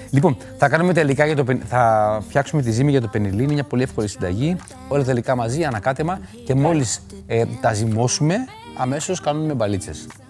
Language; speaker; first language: Greek; non-native, fluent; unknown